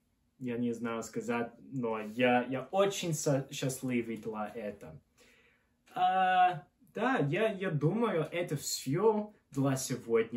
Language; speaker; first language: Russian; non-native, learner; English